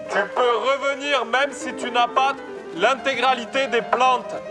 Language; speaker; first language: French; native; French